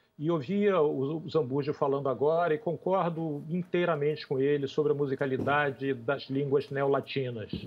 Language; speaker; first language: Portuguese; native; Portuguese